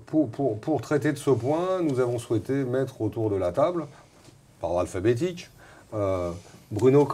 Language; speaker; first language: French; native; French